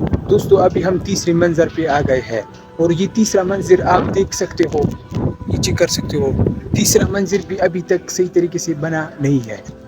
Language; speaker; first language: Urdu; non-native, local second language; Pashto